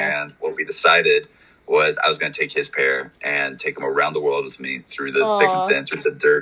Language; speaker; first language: English; native; English